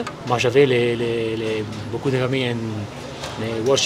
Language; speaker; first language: French; non-native, learner; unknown